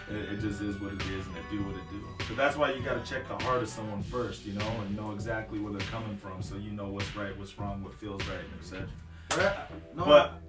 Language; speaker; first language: English; native; English